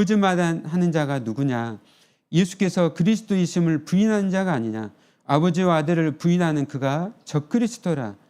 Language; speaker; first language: Korean; native; Korean